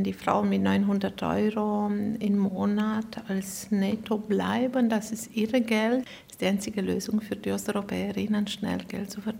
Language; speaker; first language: German; non-native, fluent; Romanian